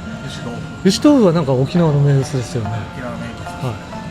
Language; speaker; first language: Japanese; non-native, fluent; Chinese